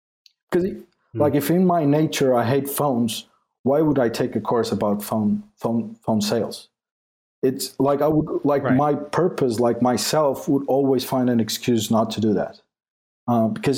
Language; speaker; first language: English; non-native, fluent; Portuguese